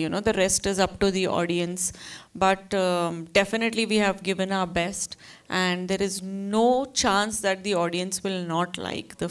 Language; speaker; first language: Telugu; non-native, learner; Hindi